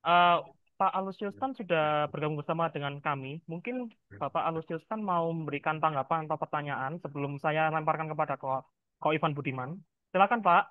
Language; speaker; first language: Indonesian; native; Indonesian